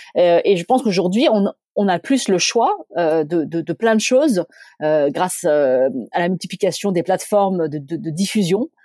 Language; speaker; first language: French; early bilingual, other home language; Chinese